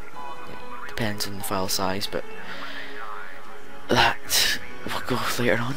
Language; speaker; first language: English; native; English